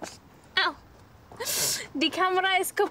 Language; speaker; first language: German; non-native, learner; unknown